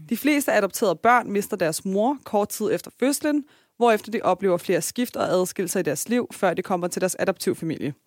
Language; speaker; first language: Danish; early bilingual, other home language; Persian